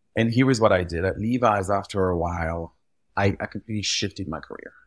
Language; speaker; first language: English; early bilingual, other home language; French